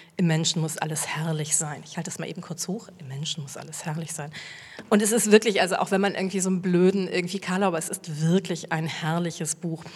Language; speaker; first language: German; native; German